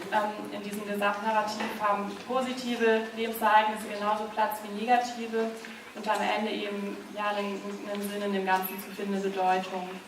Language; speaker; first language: German; native; German